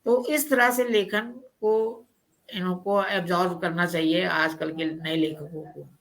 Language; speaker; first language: Hindi; non-native, local second language; Punjabi